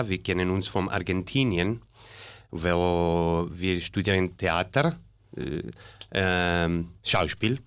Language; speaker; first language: German; non-native, learner; Spanish